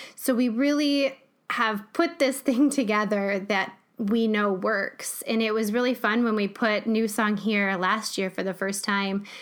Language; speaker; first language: English; native; English